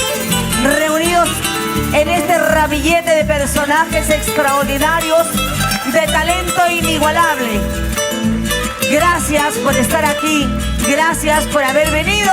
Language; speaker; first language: Spanish; native; Spanish